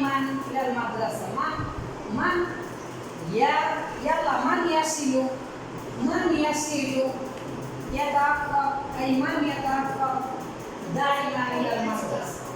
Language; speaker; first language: Arabic; non-native, fluent; Bangla